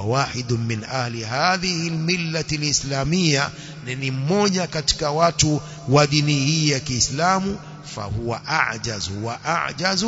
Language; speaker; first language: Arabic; non-native, fluent; Swahili